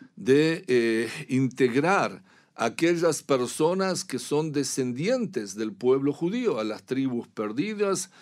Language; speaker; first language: Spanish; native; Spanish